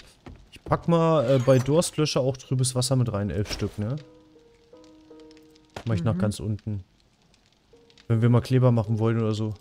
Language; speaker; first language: German; native; German